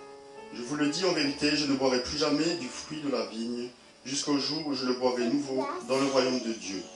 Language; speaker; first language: French; native; French